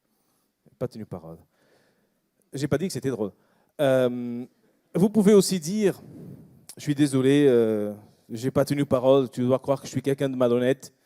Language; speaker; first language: French; non-native, fluent; Portuguese